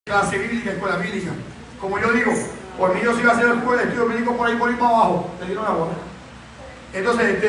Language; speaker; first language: Spanish; native; Spanish